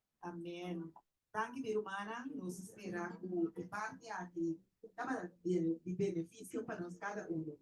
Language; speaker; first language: Portuguese; non-native, learner; Papiamento